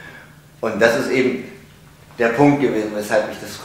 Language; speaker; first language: German; native; German